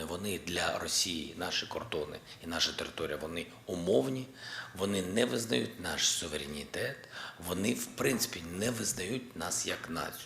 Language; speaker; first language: Ukrainian; non-native, local second language; Russian